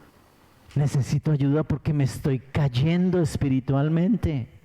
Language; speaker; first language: Spanish; native; Spanish